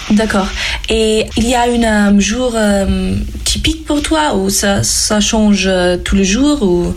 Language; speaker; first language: French; non-native, fluent; German